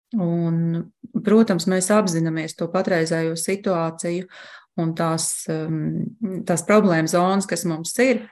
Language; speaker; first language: Latvian; native; Latvian